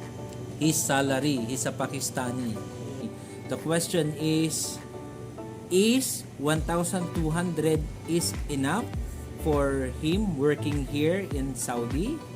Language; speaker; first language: English; non-native, learner; Filipino